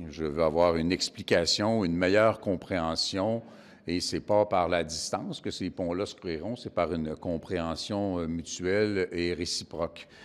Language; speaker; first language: French; native; French